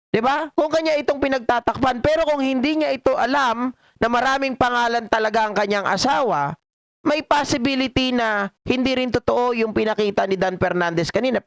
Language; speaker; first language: Filipino; native; Filipino